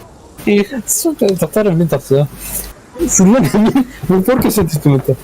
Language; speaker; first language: Russian; non-native, local second language; Yakut